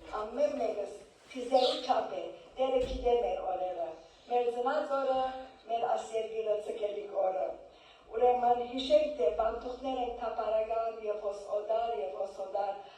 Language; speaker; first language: Armenian; early bilingual, heritage; Armenian